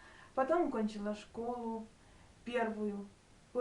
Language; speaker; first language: Russian; native; Russian